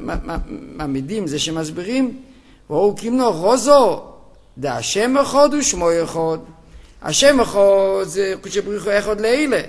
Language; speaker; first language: Hebrew; non-native, fluent; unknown